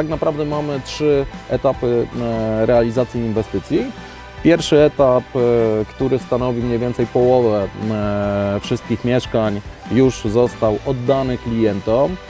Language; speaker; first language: Polish; native; Polish